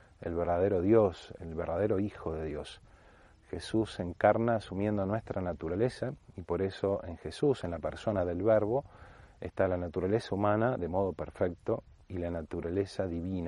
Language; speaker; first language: Spanish; native; Spanish